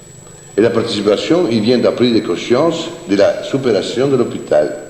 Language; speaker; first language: French; non-native, fluent; Italian